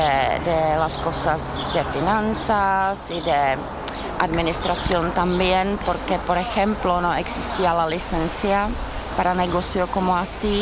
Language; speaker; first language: Spanish; non-native, learner; Czech